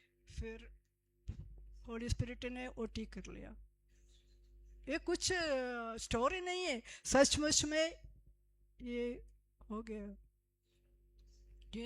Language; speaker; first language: Hindi; non-native, local second language; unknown